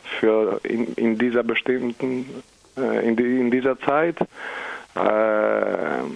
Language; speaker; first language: German; non-native, fluent; Greek